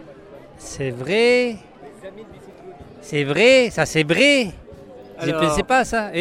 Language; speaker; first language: French; non-native, learner; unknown